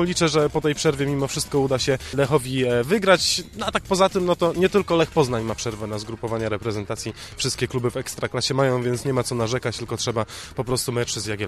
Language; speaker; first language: Polish; native; Polish